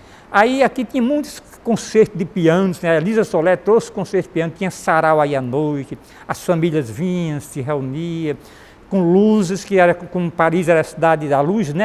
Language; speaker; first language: Portuguese; native; Portuguese